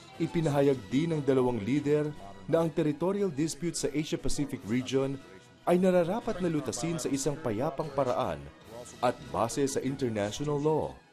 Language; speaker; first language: Filipino; native; Filipino